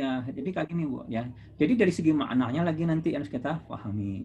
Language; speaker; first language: Indonesian; native; Indonesian